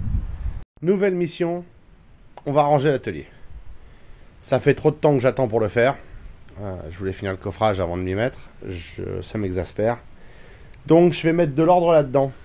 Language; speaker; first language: French; native; French